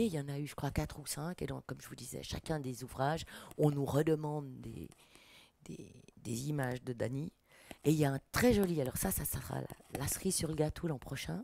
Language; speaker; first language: French; native; French